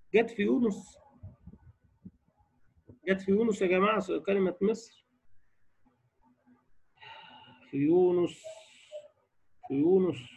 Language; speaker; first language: Arabic; native; Arabic